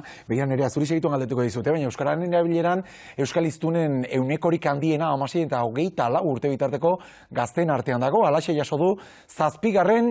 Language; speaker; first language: Basque; native; Basque